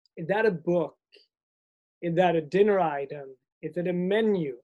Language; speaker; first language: English; early bilingual, other home language; Swedish